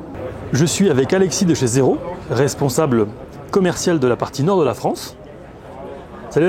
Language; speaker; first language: French; native; French